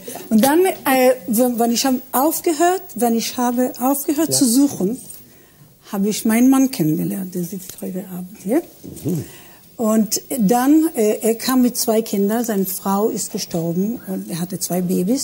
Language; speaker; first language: German; non-native, fluent; Hebrew